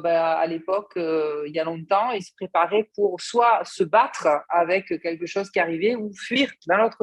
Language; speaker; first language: French; native; French